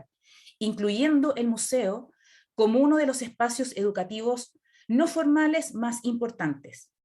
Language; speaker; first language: Spanish; native; Spanish